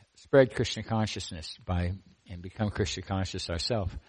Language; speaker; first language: English; native; English